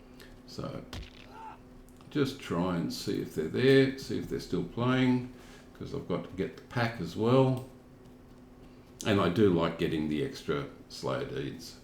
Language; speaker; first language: English; native; English